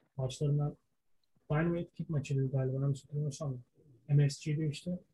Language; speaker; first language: Turkish; early bilingual, heritage; Turkish